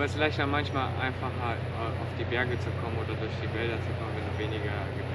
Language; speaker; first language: German; non-native, fluent; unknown